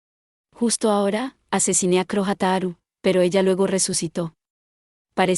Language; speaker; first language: Spanish; native; Spanish